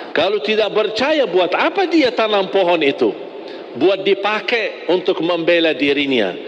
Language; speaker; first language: Malay; non-native, fluent; Arabic